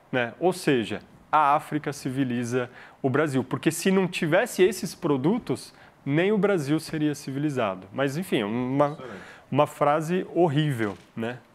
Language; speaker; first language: Portuguese; early bilingual, other home language; Arabic